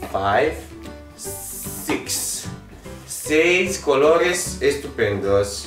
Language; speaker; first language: Spanish; non-native, fluent; Italian